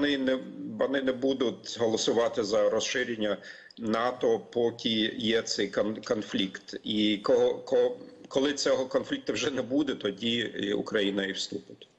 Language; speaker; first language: Ukrainian; non-native, fluent; German